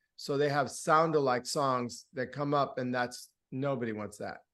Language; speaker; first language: English; early bilingual, other home language; Spanish